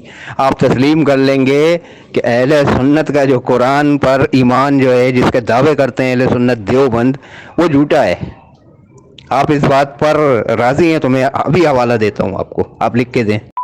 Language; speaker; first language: Urdu; native; Urdu